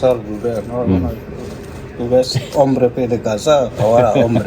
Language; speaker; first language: Spanish; non-native, learner; Bambara